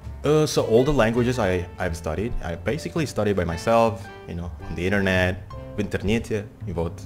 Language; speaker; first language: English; non-native, fluent; Indonesian